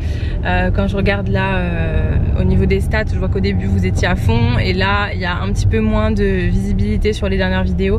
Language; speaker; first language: French; native; French